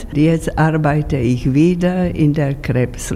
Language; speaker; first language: German; non-native, fluent; Slovak